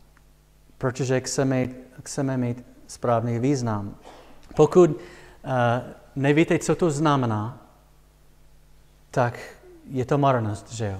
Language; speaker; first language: Czech; non-native, fluent; English